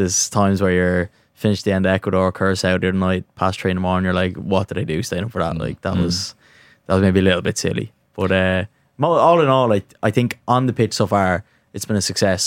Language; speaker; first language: English; native; English